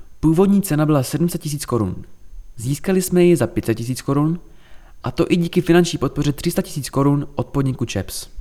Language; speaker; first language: Czech; native; Czech